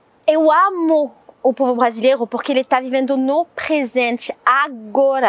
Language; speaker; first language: Portuguese; non-native, learner; French